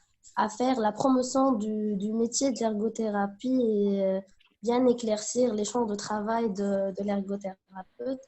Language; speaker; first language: French; non-native, local second language; Arabic